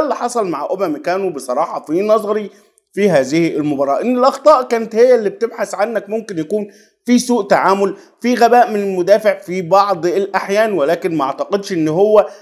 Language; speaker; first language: Arabic; native; Arabic